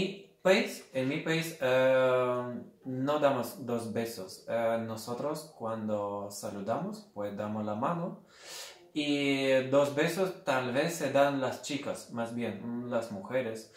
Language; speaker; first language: Spanish; non-native, fluent; Lithuanian